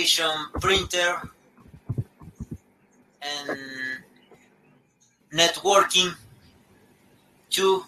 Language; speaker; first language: English; non-native, learner; Spanish